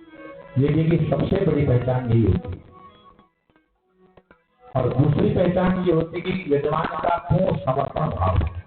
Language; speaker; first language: Hindi; native; Hindi